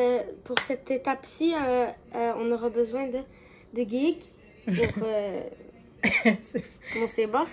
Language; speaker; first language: French; non-native, local second language; Arabic